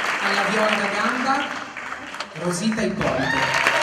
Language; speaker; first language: Italian; native; Italian